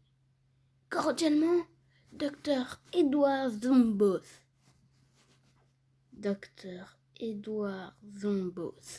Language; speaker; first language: French; native; French